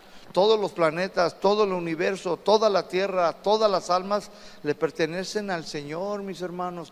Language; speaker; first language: Spanish; native; Spanish